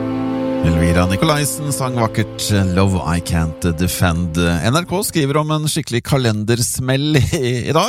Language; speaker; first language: Norwegian; native; Norwegian